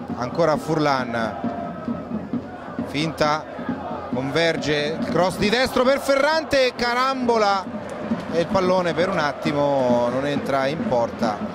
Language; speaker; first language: Italian; native; Italian